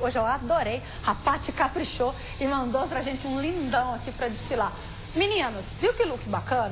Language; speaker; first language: Portuguese; native; Portuguese